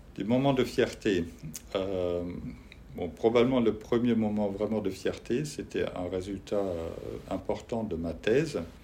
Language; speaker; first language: French; non-native, fluent; German